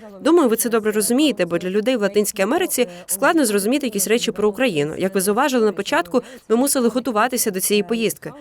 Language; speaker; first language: Ukrainian; native; Ukrainian